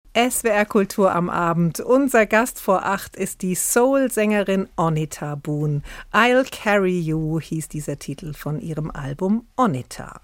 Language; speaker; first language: German; native; German